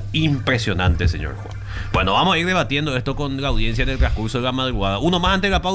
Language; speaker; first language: Spanish; native; Spanish